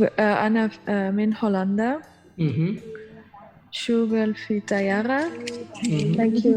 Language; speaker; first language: Arabic; non-native, learner; Dutch